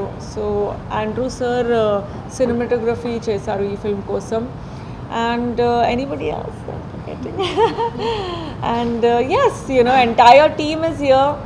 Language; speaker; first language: Telugu; non-native, local second language; Tamil